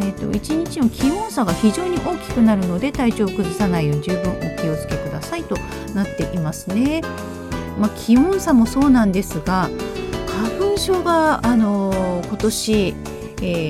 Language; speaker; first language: Japanese; native; Japanese